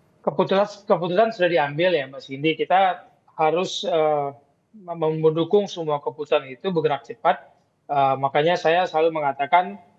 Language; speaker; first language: Indonesian; native; Indonesian